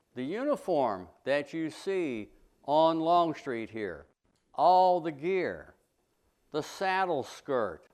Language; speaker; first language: English; native; English